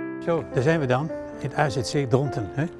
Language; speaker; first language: Dutch; native; Dutch